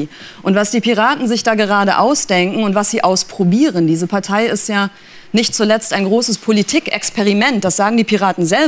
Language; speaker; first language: German; native; German